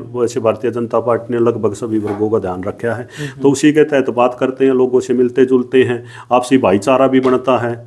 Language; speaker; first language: Hindi; native; Hindi